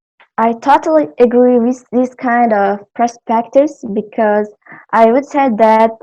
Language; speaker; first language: English; non-native, learner; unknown